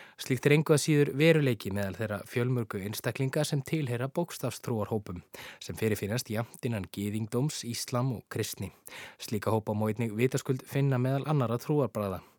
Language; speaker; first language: Icelandic; native; Icelandic